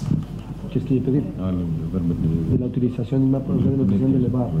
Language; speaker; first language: French; non-native, learner; Spanish